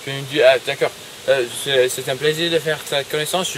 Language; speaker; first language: French; non-native, learner; English